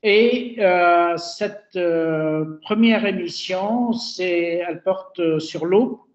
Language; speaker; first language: French; non-native, local second language; Arabic